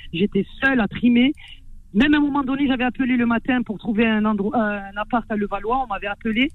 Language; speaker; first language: French; early bilingual, other home language; Arabic